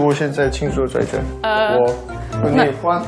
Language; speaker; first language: Chinese; non-native, learner; Korean